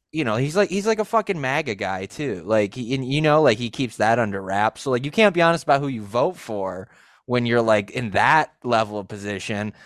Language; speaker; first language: English; early bilingual, other home language; Italian